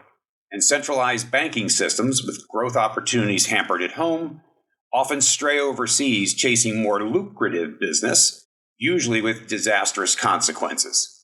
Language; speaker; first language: English; native; English